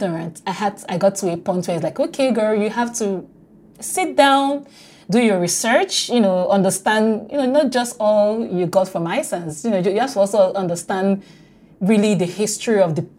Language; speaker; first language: English; non-native, local second language; Igbo